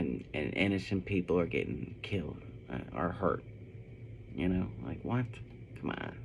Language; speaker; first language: English; native; English